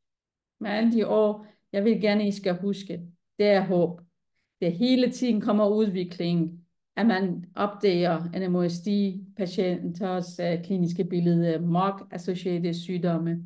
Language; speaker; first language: Danish; non-native, fluent; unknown